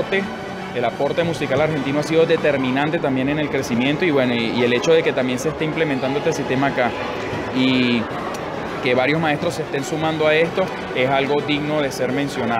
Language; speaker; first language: Spanish; native; Spanish